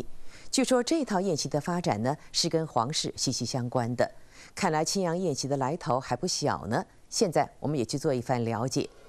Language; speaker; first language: Chinese; native; Chinese